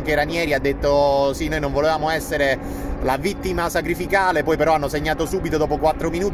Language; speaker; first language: Italian; native; Italian